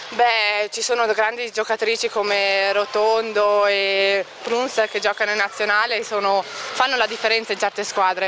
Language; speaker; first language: Italian; native; Italian